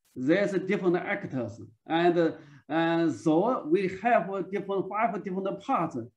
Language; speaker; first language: English; non-native, learner; Chinese